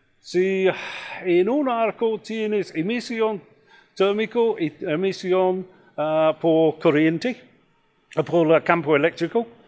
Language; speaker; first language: Spanish; non-native, fluent; English